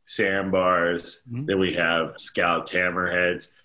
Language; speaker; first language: English; native; English